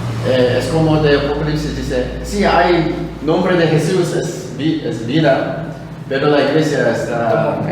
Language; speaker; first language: Spanish; non-native, learner; Korean